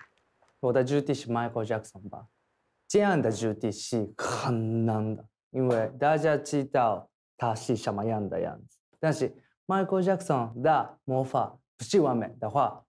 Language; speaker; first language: Chinese; non-native, fluent; Korean